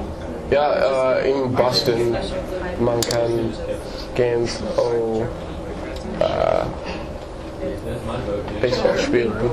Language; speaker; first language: German; non-native, learner; English